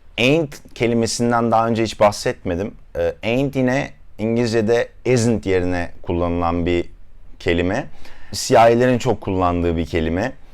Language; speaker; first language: Turkish; native; Turkish